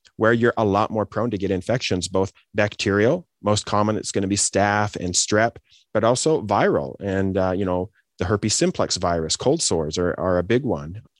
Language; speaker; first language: English; native; English